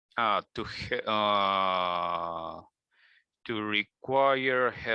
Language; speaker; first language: English; non-native, learner; Spanish